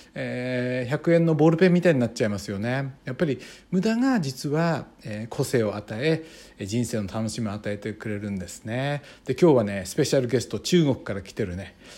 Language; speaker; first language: Japanese; native; Japanese